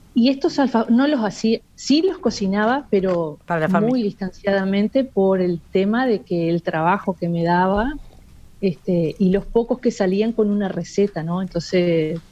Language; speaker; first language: Spanish; native; Spanish